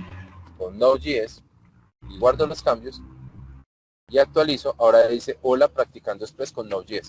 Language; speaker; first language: Spanish; native; Spanish